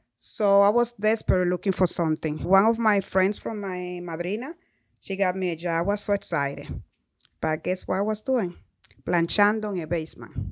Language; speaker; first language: English; non-native, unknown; Spanish